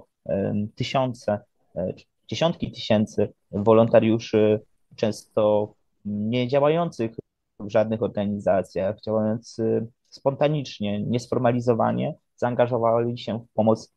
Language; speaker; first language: Polish; native; Polish